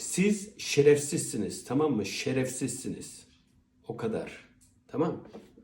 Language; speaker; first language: Turkish; early bilingual, heritage; Turkish